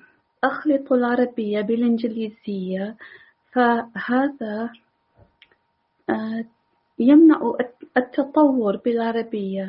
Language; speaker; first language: Arabic; non-native, learner; English